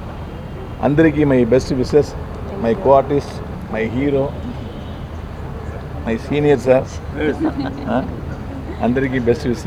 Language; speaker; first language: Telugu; non-native, learner; Tamil